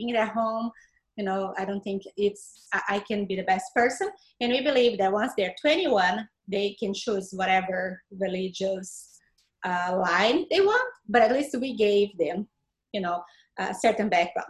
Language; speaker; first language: English; non-native, fluent; Portuguese